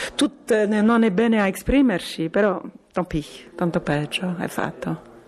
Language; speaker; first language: Italian; non-native, fluent; French